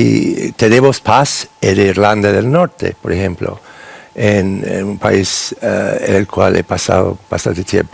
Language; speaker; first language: Spanish; non-native, fluent; English